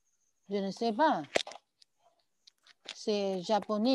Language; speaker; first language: French; non-native, learner; Chinese